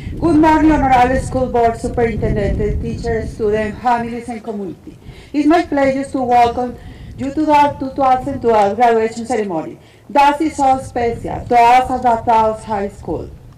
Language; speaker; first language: English; non-native, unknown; Spanish